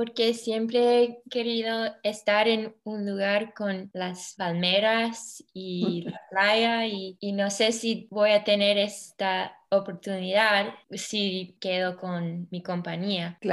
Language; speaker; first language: Spanish; early bilingual, heritage; English